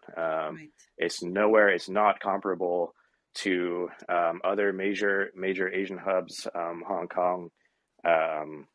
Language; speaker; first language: English; native; English